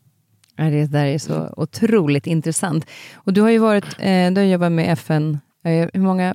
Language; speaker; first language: Swedish; native; Swedish